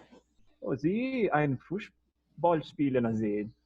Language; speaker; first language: German; non-native, learner; Portuguese